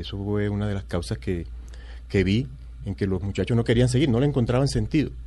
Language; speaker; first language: Spanish; native; Spanish